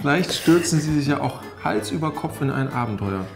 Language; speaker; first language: German; native; German